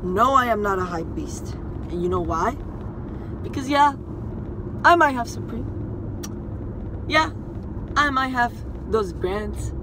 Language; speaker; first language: English; early bilingual, other home language; Spanish